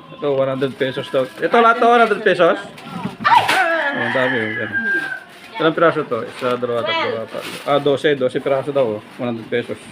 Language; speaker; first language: Filipino; native; Filipino